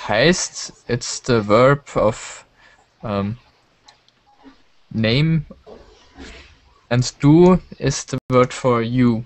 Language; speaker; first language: English; non-native, learner; German